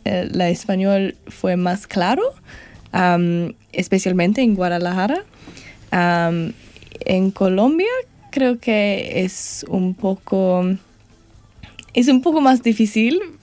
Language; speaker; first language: Spanish; non-native, learner; English